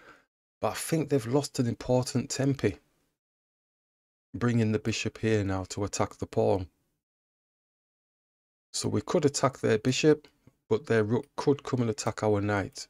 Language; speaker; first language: English; native; English